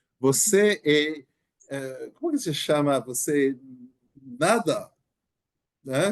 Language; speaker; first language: Portuguese; non-native, learner; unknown